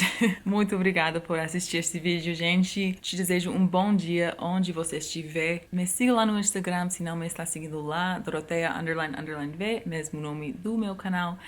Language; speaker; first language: Portuguese; non-native, fluent; English